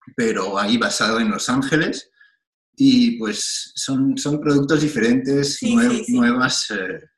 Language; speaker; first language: Spanish; non-native, fluent; French